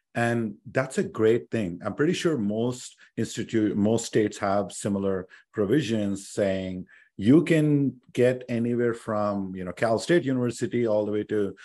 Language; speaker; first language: English; non-native, local second language; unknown